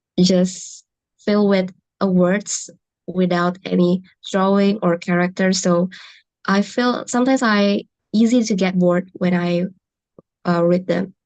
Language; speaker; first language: English; non-native, learner; Indonesian